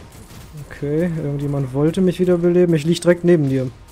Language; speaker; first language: German; native; German